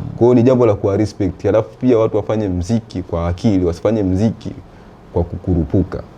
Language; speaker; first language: Swahili; native; Swahili